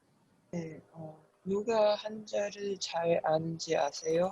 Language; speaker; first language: Korean; non-native, learner; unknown